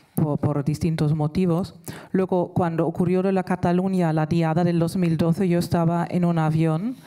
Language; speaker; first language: Spanish; non-native, fluent; German